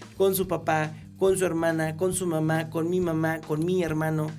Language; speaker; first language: Spanish; native; Spanish